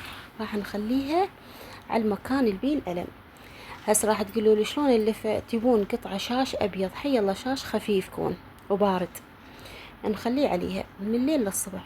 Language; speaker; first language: Arabic; native; Arabic